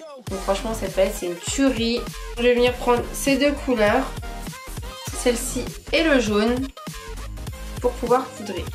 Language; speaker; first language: French; native; French